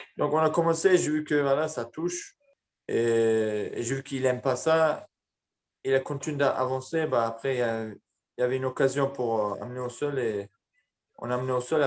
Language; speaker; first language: French; early bilingual, other home language; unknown